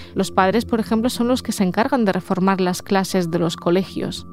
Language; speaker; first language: Spanish; early bilingual, other home language; Russian